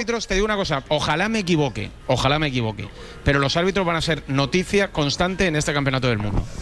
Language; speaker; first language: Spanish; native; Spanish